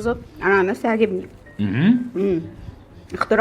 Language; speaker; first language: Arabic; native; Arabic